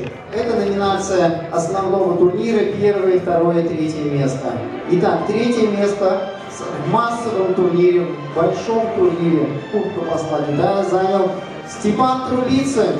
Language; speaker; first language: Russian; native; Russian